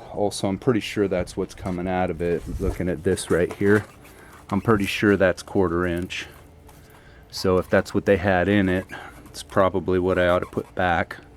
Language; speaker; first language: English; native; English